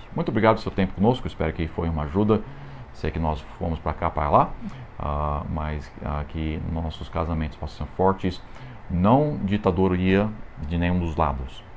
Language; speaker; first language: Portuguese; non-native, fluent; English